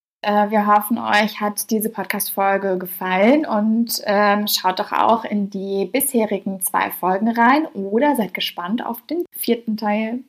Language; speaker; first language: German; native; German